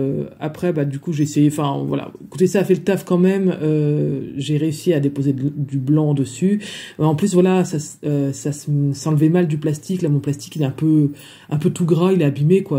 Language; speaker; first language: French; native; French